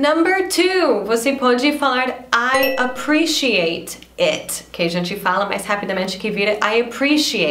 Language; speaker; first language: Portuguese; non-native, fluent; English